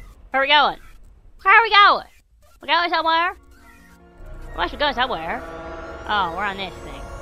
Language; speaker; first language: English; native; English